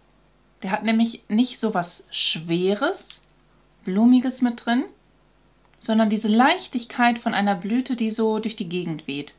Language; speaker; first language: German; native; German